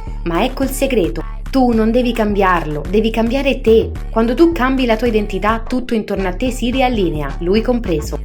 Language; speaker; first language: Italian; native; Italian